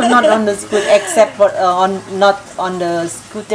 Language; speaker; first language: English; non-native, local second language; Indonesian